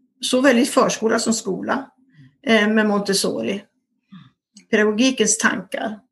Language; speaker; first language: Swedish; native; Swedish